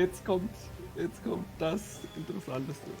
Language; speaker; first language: German; native; German